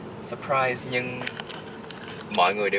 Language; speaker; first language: Vietnamese; early bilingual, heritage; Vietnamese